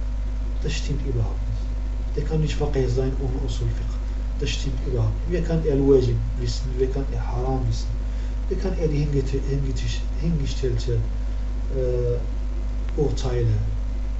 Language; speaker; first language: German; non-native, fluent; Arabic